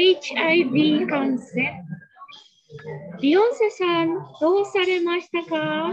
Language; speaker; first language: Japanese; native; Japanese